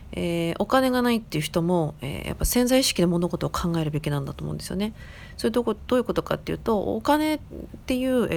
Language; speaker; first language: Japanese; native; Japanese